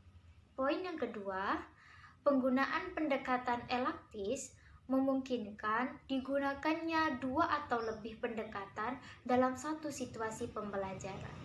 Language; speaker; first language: Indonesian; native; Indonesian